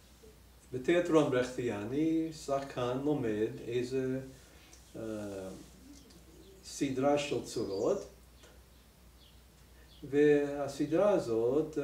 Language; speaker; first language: Hebrew; non-native, fluent; English